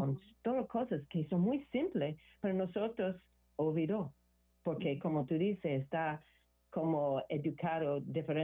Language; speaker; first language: Spanish; non-native, learner; English